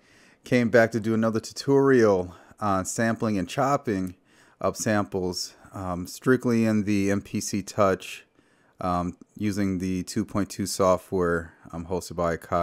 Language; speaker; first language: English; native; English